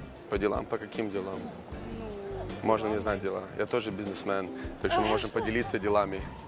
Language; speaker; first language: Russian; early bilingual, heritage; Russian